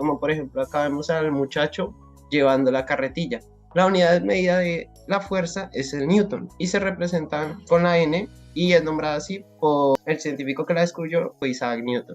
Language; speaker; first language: Spanish; native; Spanish